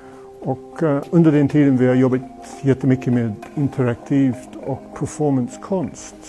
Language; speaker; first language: Swedish; non-native, fluent; English